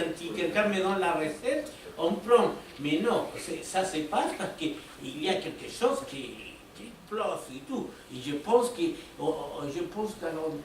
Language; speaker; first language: French; non-native, fluent; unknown